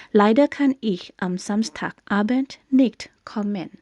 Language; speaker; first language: German; non-native, fluent; Thai